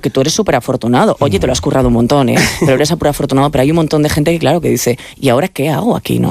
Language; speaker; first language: Spanish; native; Spanish